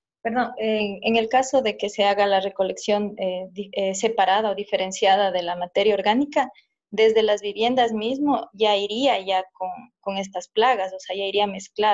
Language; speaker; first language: Spanish; native; Spanish